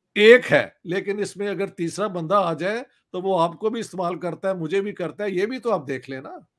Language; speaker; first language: Urdu; non-native, local second language; Punjabi